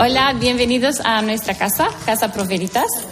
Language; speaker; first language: Spanish; non-native, learner; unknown